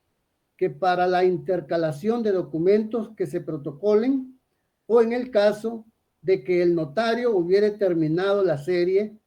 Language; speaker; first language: Spanish; native; Spanish